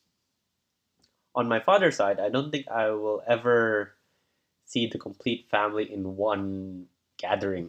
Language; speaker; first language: English; non-native, local second language; Cebuano